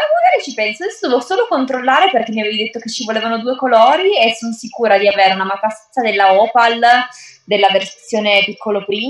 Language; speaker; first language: Italian; native; Italian